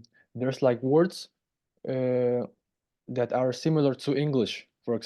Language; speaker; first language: English; non-native, fluent; Spanish